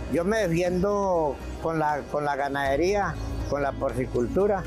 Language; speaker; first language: Spanish; native; Spanish